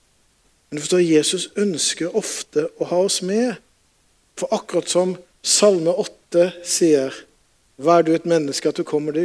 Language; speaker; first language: Norwegian; native; Norwegian